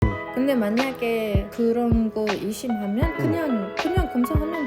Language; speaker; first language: Korean; non-native, fluent; Arabic